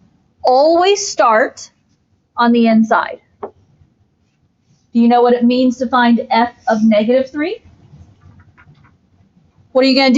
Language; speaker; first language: English; native; English